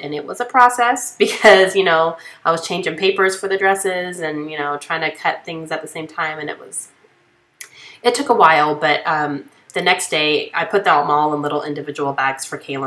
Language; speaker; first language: English; native; English